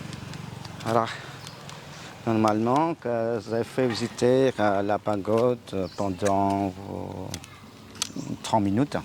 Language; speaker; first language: French; non-native, fluent; Khmer